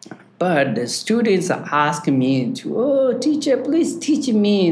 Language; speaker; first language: English; non-native, learner; Tibetan